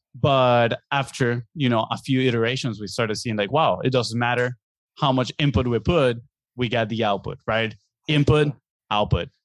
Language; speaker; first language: English; non-native, fluent; Spanish